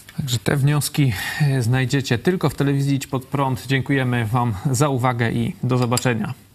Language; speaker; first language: Polish; native; Polish